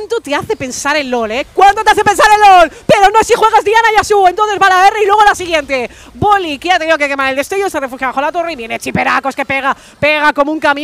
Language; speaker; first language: Spanish; native; Spanish